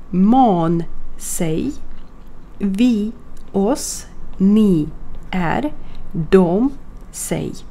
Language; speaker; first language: Swedish; non-native, fluent; Ukrainian